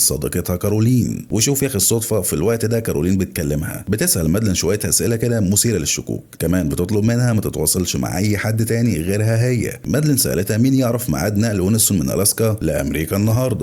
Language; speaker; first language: Arabic; native; Arabic